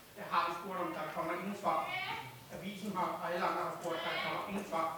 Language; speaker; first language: Danish; native; Danish